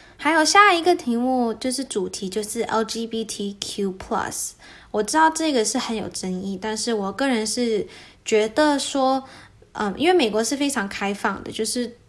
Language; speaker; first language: Chinese; early bilingual, heritage; Chinese